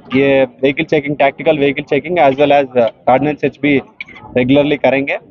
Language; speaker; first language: Hindi; non-native, local second language; Telugu